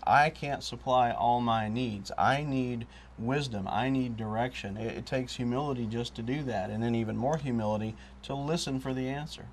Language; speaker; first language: English; native; English